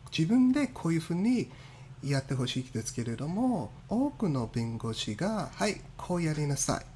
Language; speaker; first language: Japanese; non-native, fluent; English